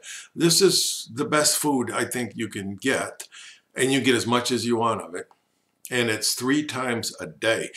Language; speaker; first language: English; native; English